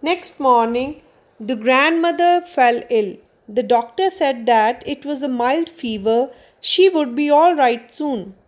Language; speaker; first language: English; non-native, local second language; Punjabi